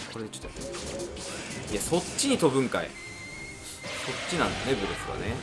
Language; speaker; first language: Japanese; native; Japanese